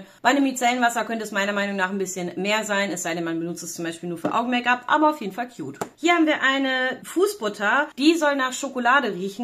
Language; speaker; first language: German; native; German